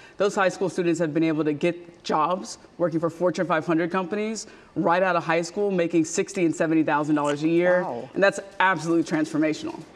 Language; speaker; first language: English; native; English